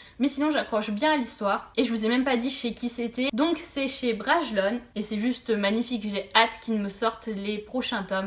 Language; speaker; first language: French; native; French